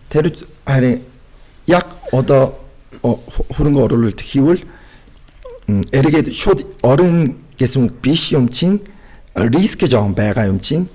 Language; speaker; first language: Mongolian; non-native, fluent; Korean